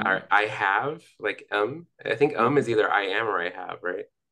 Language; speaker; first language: English; early bilingual, other home language; Spanish